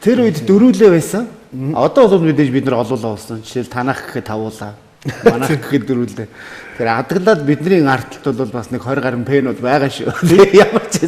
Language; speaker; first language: Mongolian; native; Mongolian